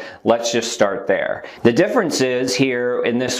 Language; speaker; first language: English; native; English